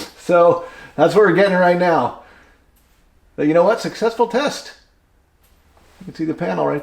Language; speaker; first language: English; native; English